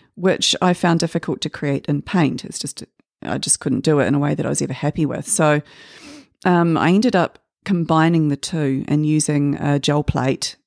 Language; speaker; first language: English; native; English